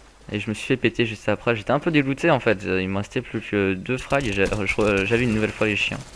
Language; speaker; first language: French; native; French